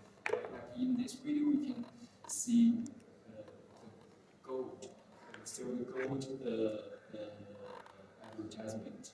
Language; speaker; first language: English; non-native, learner; Chinese